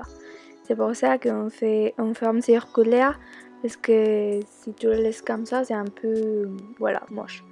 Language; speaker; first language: French; non-native, learner; Spanish